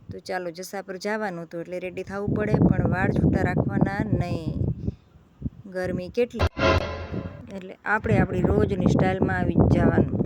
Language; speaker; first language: Gujarati; native; Gujarati